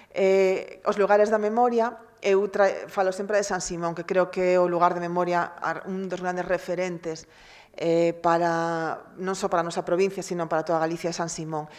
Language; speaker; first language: Galician; native; Galician